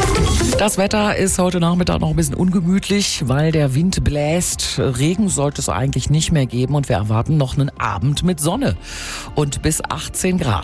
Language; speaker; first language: German; native; German